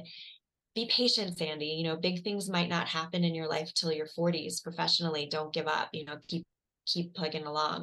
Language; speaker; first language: English; native; English